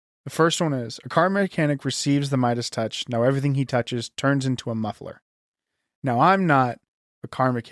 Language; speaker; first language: English; native; English